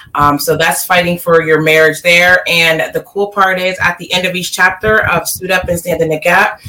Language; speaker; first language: English; native; English